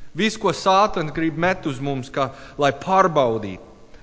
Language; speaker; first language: Latvian; non-native, learner; English